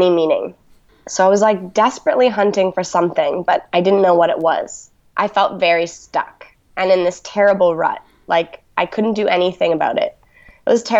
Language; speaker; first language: English; native; English